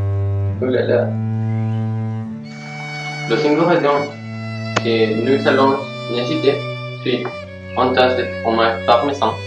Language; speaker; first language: French; non-native, learner; Spanish